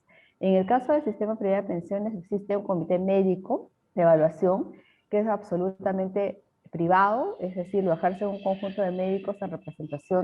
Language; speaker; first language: Spanish; native; Spanish